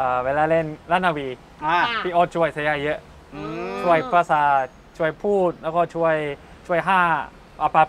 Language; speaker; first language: Thai; non-native, learner; Japanese